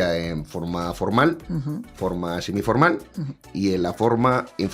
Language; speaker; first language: Spanish; native; Spanish